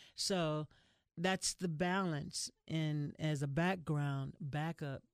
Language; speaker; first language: English; native; English